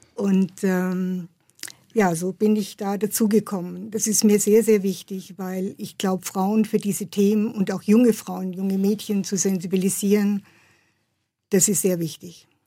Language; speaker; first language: German; native; German